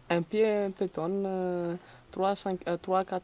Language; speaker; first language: French; non-native, local second language; Malagasy